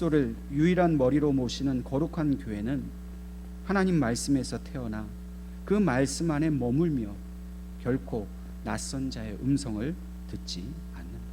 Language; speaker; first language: Korean; native; Korean